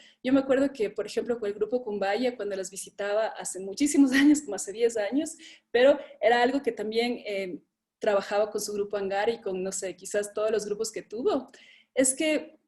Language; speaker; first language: Spanish; native; Spanish